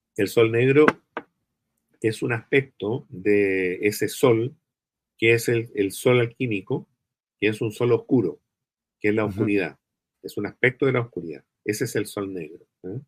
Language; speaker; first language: Spanish; native; Spanish